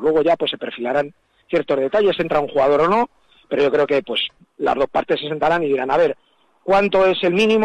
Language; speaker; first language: Spanish; native; Spanish